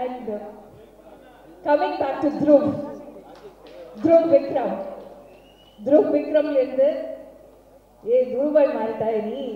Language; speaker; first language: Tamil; non-native, learner; Malayalam